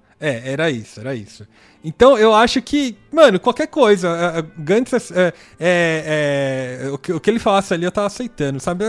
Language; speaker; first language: Portuguese; native; Portuguese